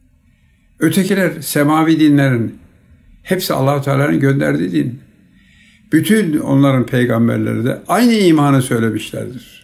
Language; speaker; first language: Turkish; native; Turkish